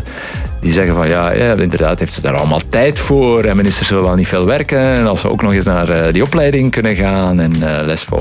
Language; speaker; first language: Dutch; native; Dutch